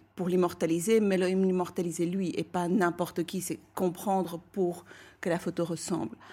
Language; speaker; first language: French; non-native, fluent; Bulgarian